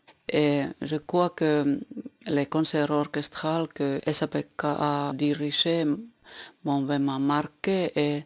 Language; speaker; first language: French; non-native, fluent; Finnish